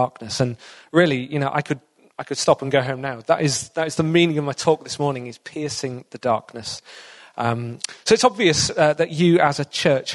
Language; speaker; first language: English; native; English